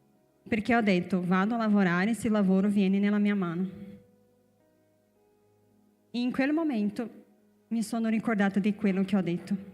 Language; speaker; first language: Italian; non-native, fluent; Portuguese